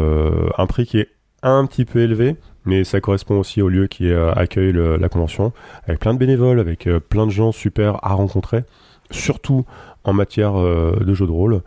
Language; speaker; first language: French; native; French